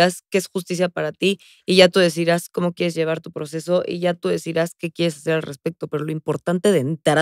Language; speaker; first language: Spanish; native; Spanish